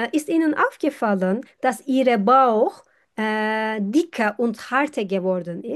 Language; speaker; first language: German; non-native, fluent; Turkish